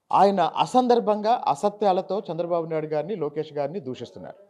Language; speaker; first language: Telugu; native; Telugu